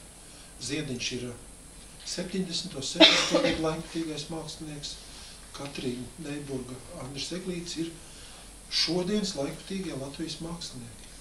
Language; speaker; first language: Latvian; native; Latvian